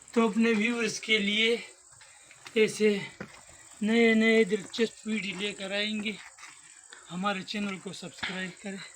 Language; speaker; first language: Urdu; non-native, local second language; Pashto